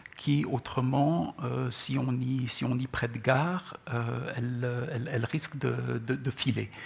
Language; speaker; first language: French; non-native, local second language; Czech